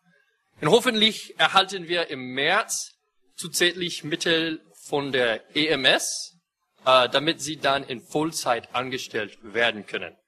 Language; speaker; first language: German; non-native, fluent; English